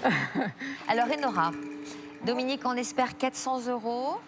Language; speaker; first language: French; native; French